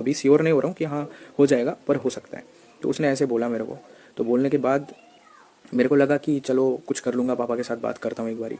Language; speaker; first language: Hindi; non-native, local second language; Bangla